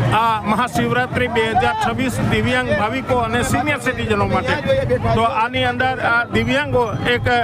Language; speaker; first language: Gujarati; native; Gujarati